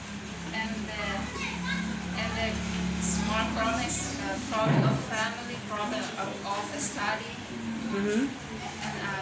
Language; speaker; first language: English; non-native, learner; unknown